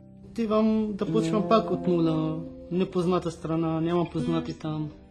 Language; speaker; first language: Bulgarian; non-native, fluent; Arabic